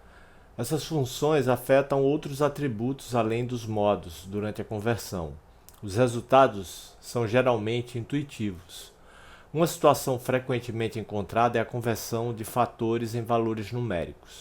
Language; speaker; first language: Portuguese; native; Portuguese